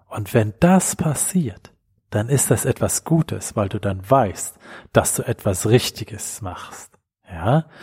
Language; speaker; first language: German; native; German